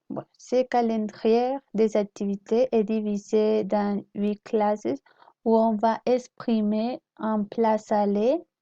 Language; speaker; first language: French; non-native, learner; Spanish